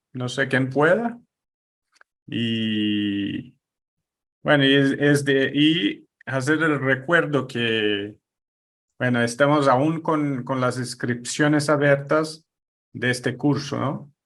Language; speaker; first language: Spanish; non-native, fluent; Portuguese